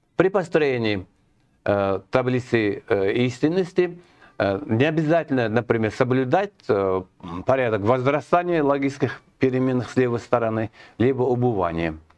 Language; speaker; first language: Russian; non-native, local second language; Kazakh